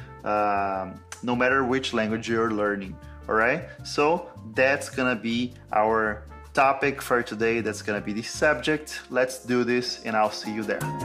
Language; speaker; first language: English; non-native, fluent; Portuguese